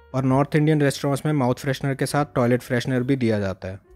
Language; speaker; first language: Hindi; native; Hindi